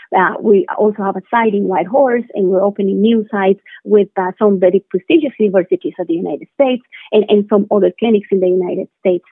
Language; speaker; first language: English; non-native, fluent; Spanish